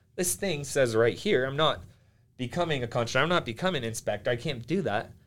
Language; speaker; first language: English; early bilingual, other home language; Finnish